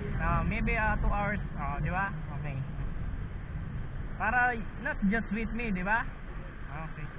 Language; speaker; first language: English; non-native, learner; Arabic